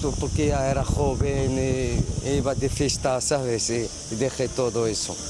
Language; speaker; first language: Spanish; non-native, fluent; Arabic